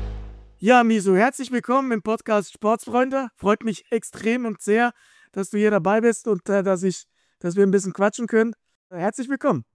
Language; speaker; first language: German; native; German